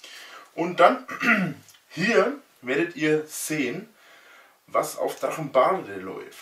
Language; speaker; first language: German; native; German